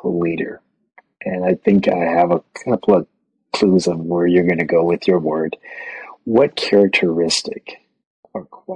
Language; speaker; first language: English; native; English